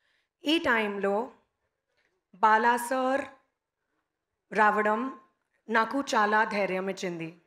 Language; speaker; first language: Telugu; non-native, local second language; Hindi